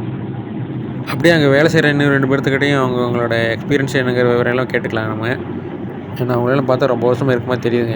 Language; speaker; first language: Tamil; native; Tamil